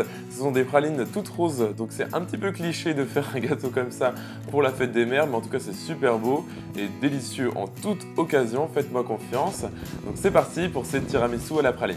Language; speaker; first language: French; native; French